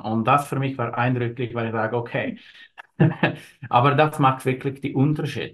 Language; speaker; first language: German; non-native, learner; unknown